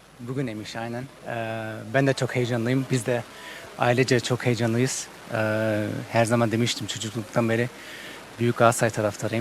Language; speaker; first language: Turkish; early bilingual, heritage; Turkish